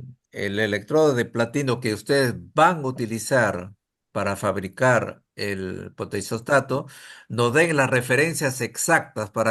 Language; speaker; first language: Spanish; native; Spanish